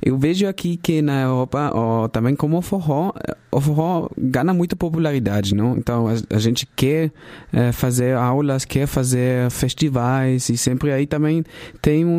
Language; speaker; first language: Portuguese; non-native, fluent; German